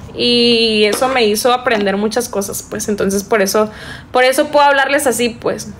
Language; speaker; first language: Spanish; native; Spanish